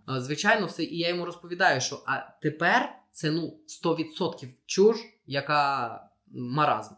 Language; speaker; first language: Ukrainian; non-native, local second language; Russian